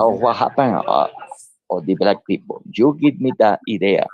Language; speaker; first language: English; non-native, learner; Spanish